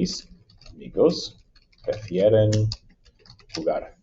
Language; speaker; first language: Spanish; non-native, fluent; English